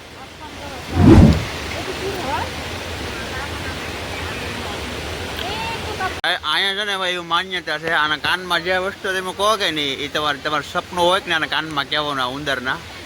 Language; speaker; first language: Gujarati; native; Gujarati